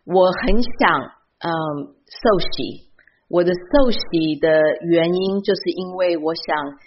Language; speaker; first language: Chinese; early bilingual, heritage; Chinese